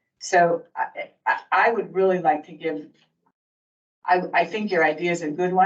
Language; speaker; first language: English; native; English